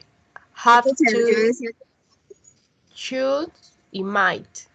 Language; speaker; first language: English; non-native, learner; Spanish